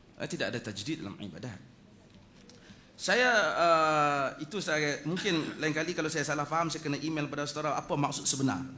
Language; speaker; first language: Malay; native; Malay